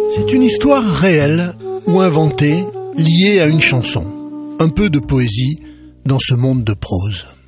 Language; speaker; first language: French; native; French